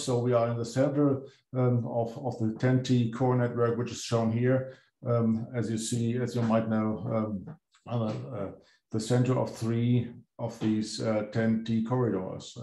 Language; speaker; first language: English; non-native, fluent; German